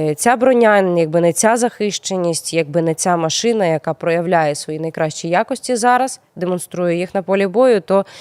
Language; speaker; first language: Ukrainian; native; Ukrainian